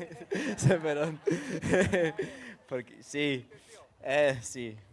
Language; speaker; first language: Spanish; non-native, learner; English